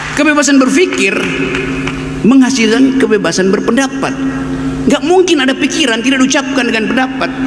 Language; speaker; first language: Indonesian; native; Indonesian